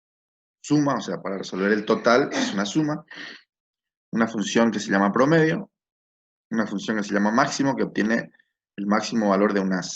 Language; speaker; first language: Spanish; native; Spanish